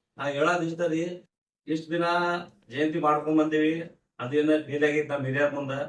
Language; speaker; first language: Kannada; non-native, local second language; Lambadi